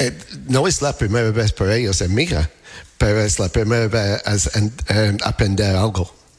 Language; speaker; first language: Spanish; non-native, learner; English